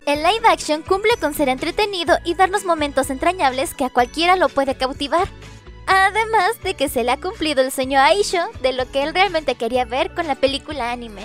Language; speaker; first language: Spanish; native; Spanish